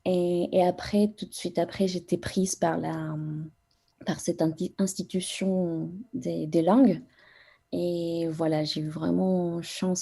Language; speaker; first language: French; non-native, fluent; Spanish